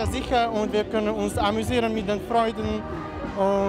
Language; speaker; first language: German; non-native, learner; Slovak